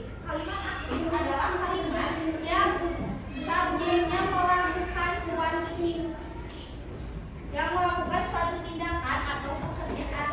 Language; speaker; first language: Indonesian; native; Indonesian